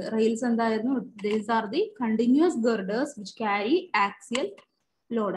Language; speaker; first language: Malayalam; native; Malayalam